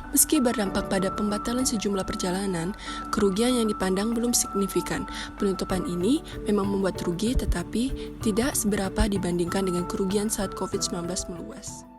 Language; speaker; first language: Indonesian; native; Indonesian